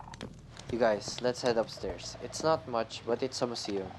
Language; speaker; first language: English; non-native, local second language; Filipino